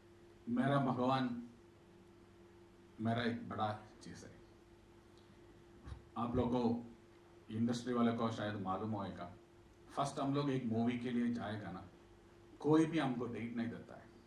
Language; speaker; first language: Hindi; non-native, local second language; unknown